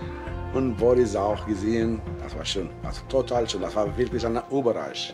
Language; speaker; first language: German; non-native, learner; Portuguese